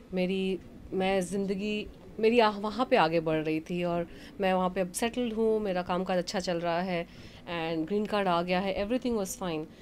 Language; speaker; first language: Hindi; non-native, local second language; Bangla